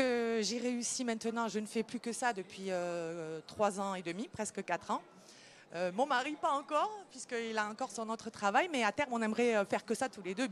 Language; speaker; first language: French; native; French